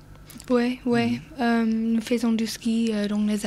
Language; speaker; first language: French; non-native, learner; English